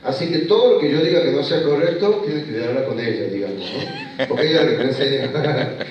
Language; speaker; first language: Spanish; native; Spanish